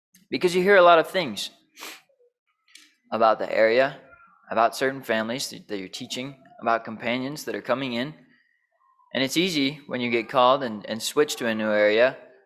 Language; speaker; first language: English; native; English